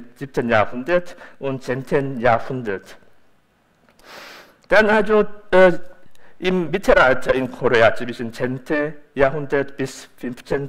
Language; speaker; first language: German; non-native, fluent; Korean